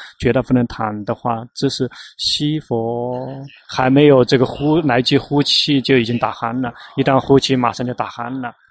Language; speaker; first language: Chinese; non-native, fluent; Thai